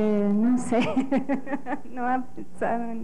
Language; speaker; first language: Spanish; non-native, fluent; English